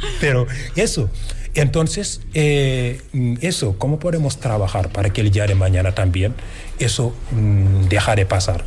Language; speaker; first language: Spanish; non-native, fluent; Wolof